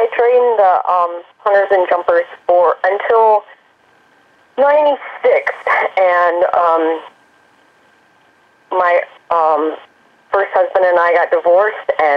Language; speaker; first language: English; native; English